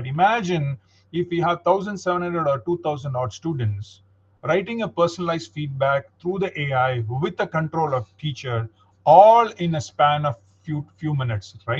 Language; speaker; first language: English; non-native, local second language; Tamil